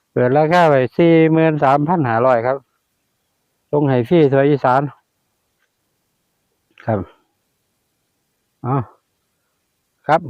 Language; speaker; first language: Thai; non-native, local second language; Lao